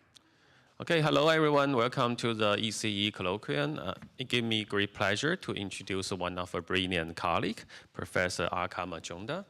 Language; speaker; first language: English; non-native, fluent; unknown